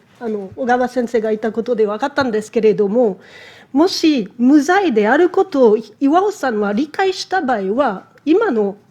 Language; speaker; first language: Japanese; non-native, fluent; French